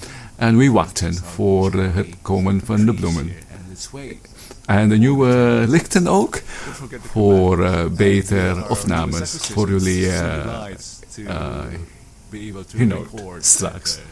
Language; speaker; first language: Dutch; non-native, learner; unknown